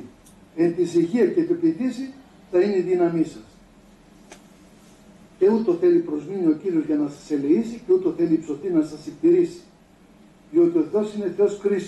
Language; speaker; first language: Greek; native; Greek